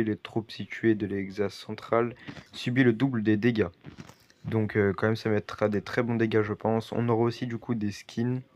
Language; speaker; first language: French; native; French